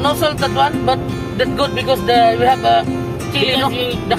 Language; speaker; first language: English; non-native, learner; Filipino